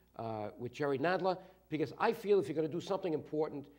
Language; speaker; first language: English; native; English